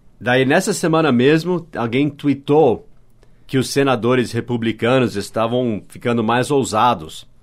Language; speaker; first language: Portuguese; non-native, fluent; English